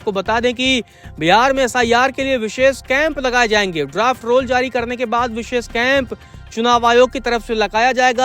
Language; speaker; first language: Hindi; native; Hindi